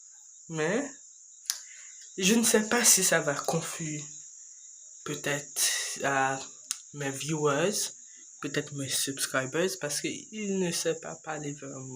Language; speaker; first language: French; non-native, learner; English